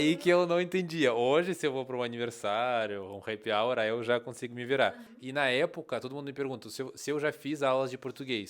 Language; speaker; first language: Portuguese; non-native, fluent; Russian